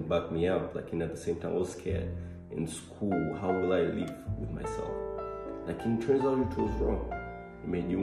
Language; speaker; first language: English; non-native, local second language; Swahili